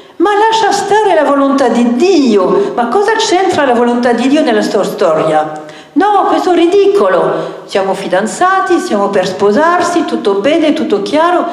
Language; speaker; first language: Italian; non-native, fluent; French